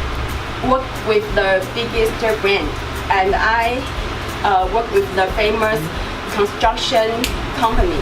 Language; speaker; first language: English; non-native, learner; Chinese